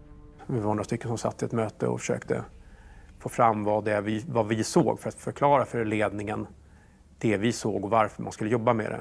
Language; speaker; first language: Swedish; native; Swedish